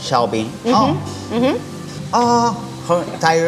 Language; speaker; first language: Chinese; non-native, learner; Spanish